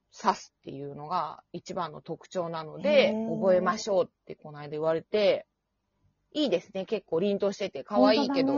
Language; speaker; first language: Japanese; native; Japanese